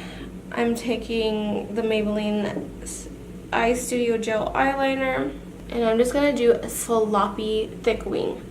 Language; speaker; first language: English; native; English